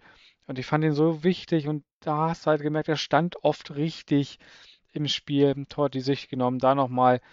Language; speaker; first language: German; native; German